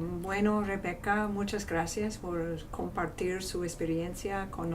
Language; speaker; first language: Spanish; non-native, fluent; English